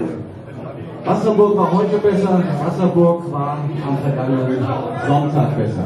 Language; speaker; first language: German; native; German